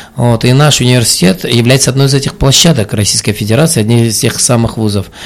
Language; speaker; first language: Russian; non-native, local second language; Azerbaijani